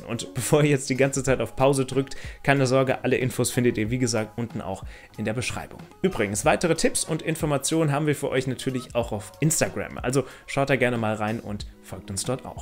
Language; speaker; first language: German; native; German